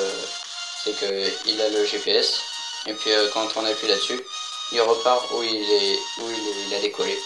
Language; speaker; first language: French; native; French